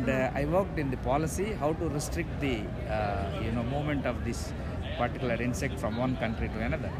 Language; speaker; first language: English; non-native, local second language; Telugu